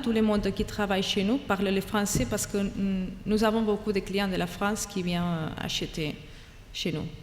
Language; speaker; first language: French; non-native, fluent; Catalan